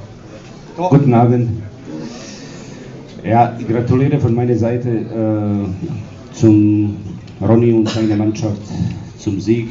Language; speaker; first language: German; non-native, fluent; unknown